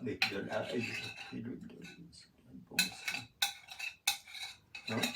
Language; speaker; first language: French; non-native, fluent; Russian